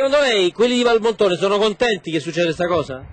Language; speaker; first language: Italian; native; Italian